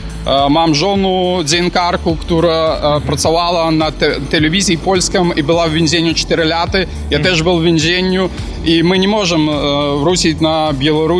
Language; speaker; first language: Polish; non-native, learner; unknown